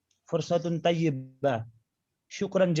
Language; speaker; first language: Arabic; non-native, learner; Urdu